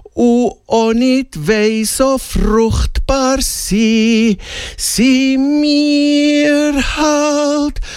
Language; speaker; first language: German; native; German